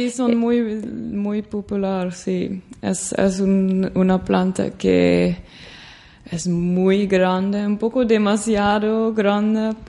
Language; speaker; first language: Spanish; non-native, learner; Dutch